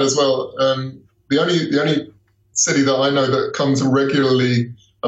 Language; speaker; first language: English; native; English